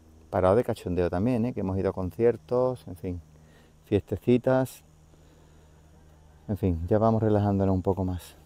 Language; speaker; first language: Spanish; native; Spanish